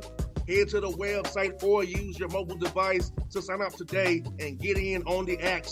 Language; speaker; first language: English; native; English